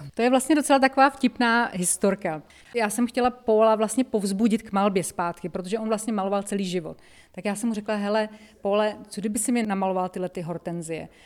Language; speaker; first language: Czech; native; Czech